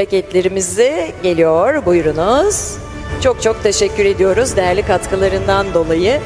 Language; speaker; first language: Turkish; native; Turkish